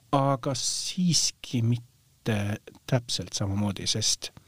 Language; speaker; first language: Estonian; non-native, fluent; Norwegian